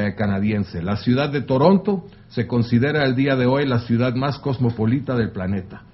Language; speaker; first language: Spanish; non-native, fluent; French